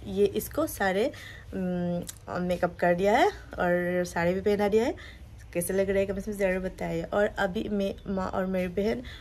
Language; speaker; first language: Hindi; non-native, local second language; Assamese